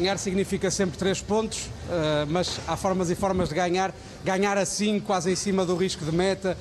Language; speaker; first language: Portuguese; native; Portuguese